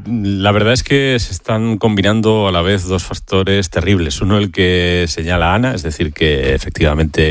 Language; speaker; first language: Spanish; native; Spanish